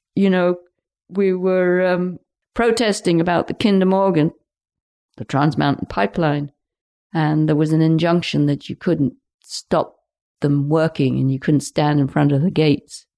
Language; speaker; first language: English; native; English